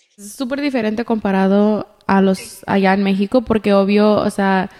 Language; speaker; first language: Spanish; early bilingual, heritage; Spanish